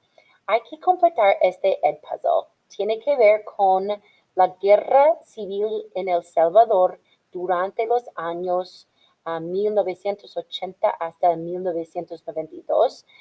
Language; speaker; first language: Spanish; non-native, fluent; English